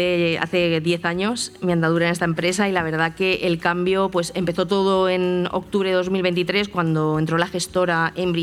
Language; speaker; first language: Spanish; native; Spanish